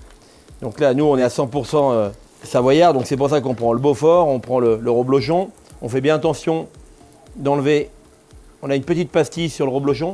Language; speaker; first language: French; native; French